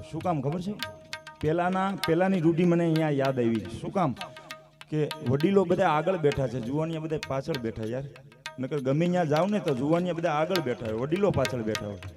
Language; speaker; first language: Gujarati; native; Gujarati